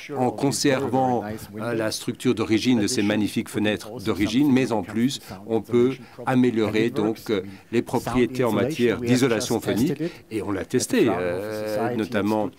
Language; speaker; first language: French; non-native, fluent; German